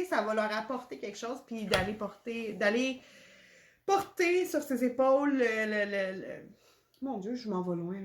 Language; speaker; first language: French; native; French